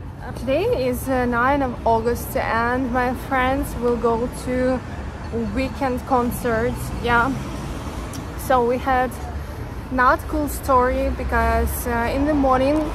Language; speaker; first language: English; non-native, learner; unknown